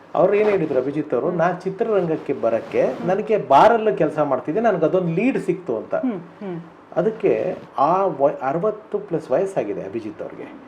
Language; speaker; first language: Kannada; native; Kannada